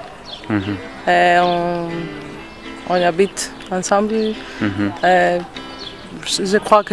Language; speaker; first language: French; non-native, fluent; Greek